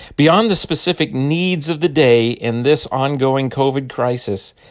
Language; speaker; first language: English; native; English